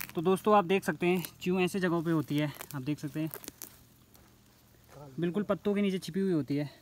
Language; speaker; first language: Hindi; native; Hindi